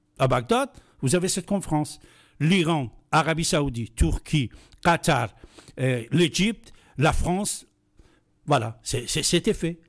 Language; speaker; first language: French; non-native, fluent; Persian